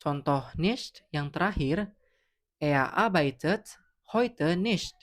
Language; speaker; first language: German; non-native, fluent; Indonesian